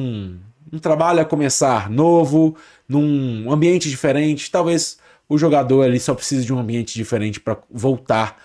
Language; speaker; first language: Portuguese; native; Portuguese